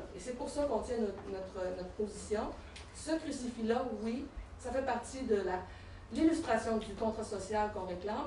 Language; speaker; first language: French; native; French